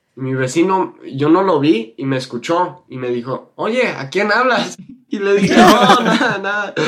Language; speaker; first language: Spanish; non-native, fluent; English